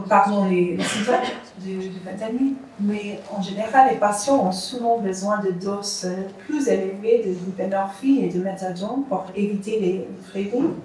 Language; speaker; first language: French; non-native, fluent; English